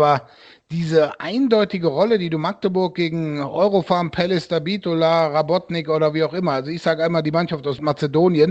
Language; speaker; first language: German; native; German